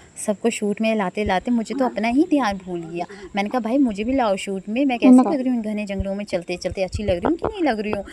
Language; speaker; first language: Hindi; non-native, local second language; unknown